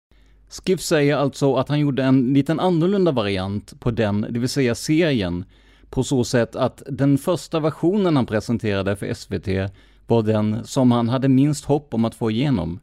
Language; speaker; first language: Swedish; native; Swedish